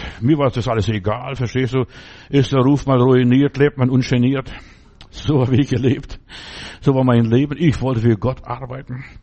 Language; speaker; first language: German; early bilingual, other home language; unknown